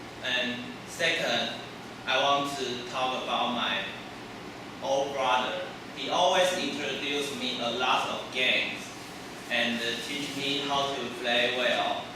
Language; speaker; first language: English; non-native, learner; Chinese